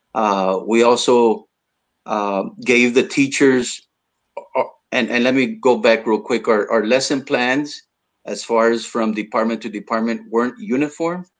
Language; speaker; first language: English; early bilingual, other home language; Spanish